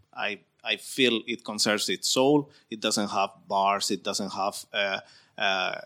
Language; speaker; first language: English; non-native, fluent; Spanish